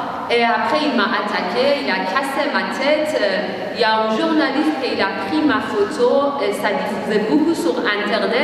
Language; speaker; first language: French; non-native, learner; Persian